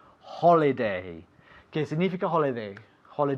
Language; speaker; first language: Spanish; non-native, fluent; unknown